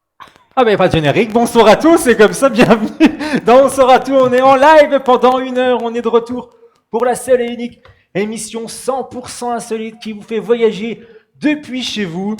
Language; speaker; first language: French; native; French